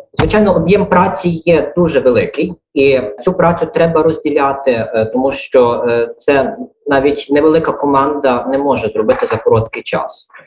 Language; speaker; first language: Ukrainian; native; Ukrainian